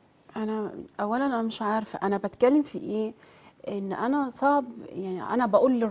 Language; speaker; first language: Arabic; native; Arabic